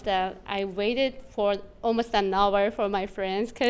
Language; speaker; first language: English; non-native, fluent; Japanese